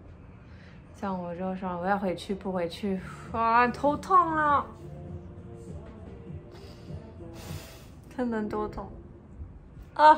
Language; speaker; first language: Chinese; non-native, fluent; French